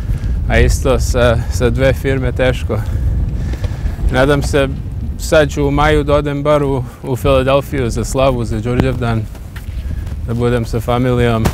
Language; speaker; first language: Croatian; early bilingual, heritage; English